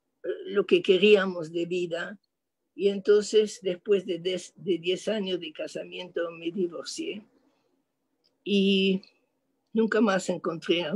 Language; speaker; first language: Spanish; non-native, fluent; French